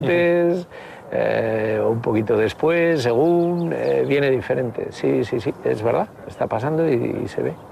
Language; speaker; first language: Spanish; native; Spanish